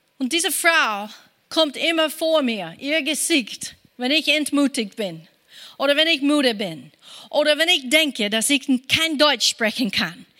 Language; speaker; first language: German; non-native, fluent; English